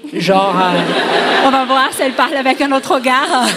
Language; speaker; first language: French; non-native, fluent; Portuguese